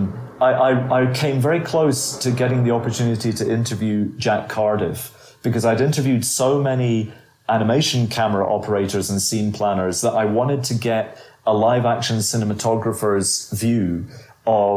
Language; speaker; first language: English; native; English